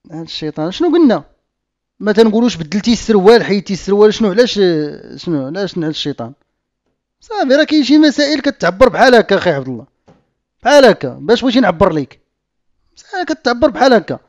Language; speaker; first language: Arabic; native; Arabic